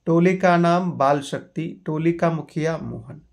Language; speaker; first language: Hindi; non-native, local second language; Kannada